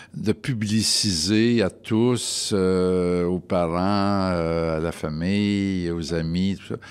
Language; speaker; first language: French; native; French